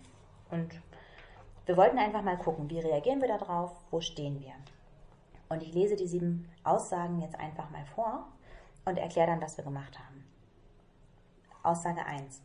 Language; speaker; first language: German; native; German